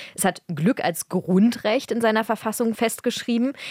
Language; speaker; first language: German; native; German